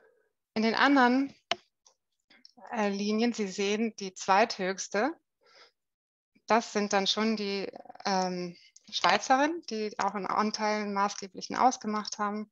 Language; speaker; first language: German; native; German